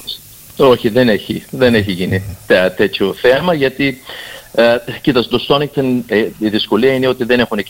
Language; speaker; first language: Greek; early bilingual, heritage; Greek